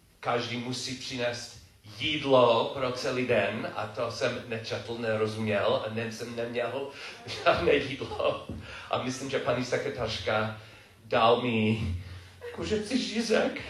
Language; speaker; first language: Czech; non-native, fluent; English